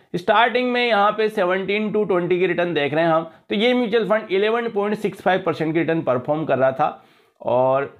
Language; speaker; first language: Hindi; native; Hindi